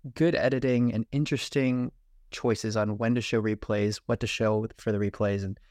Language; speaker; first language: English; native; English